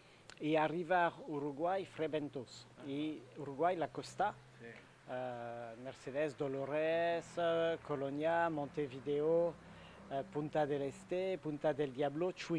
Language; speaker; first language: Spanish; non-native, learner; French